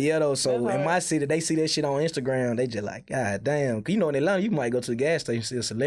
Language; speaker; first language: English; native; English